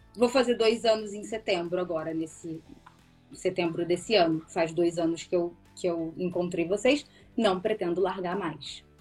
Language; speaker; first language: Portuguese; native; Portuguese